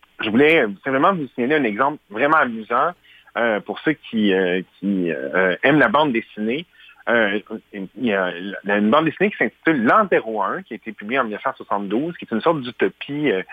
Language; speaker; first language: French; native; French